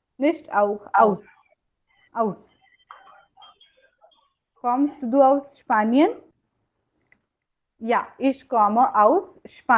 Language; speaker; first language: German; non-native, fluent; Hindi